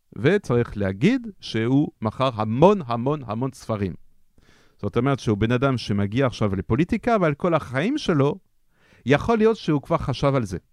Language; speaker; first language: Hebrew; non-native, fluent; French